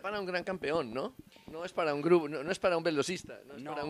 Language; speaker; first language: Spanish; native; Spanish